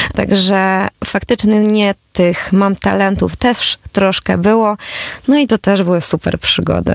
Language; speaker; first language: Polish; native; Polish